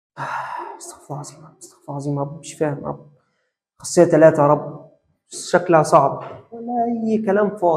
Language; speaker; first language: Arabic; native; Arabic